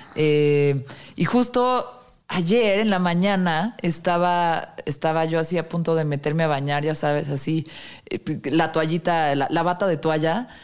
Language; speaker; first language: Spanish; native; Spanish